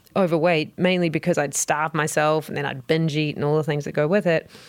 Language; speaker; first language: English; native; English